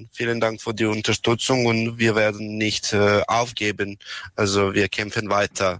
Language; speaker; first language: German; non-native, learner; Serbian